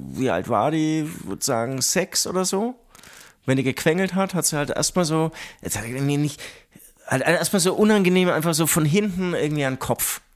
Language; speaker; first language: German; native; German